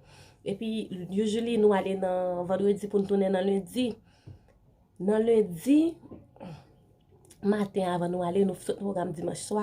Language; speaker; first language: French; non-native, learner; Haitian Creole